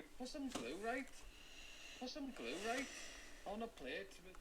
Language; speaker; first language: English; native; English